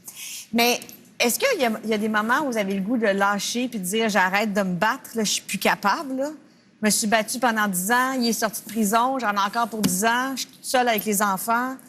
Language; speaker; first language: French; native; French